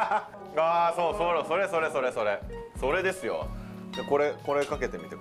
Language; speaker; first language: Japanese; native; Japanese